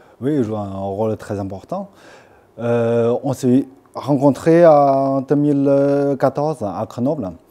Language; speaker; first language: French; non-native, fluent; Chinese